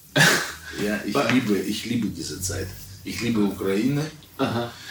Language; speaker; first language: German; non-native, fluent; Russian